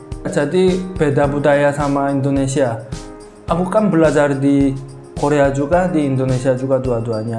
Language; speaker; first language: Indonesian; non-native, fluent; Korean